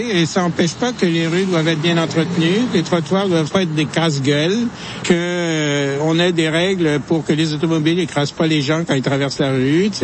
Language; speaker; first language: French; native; French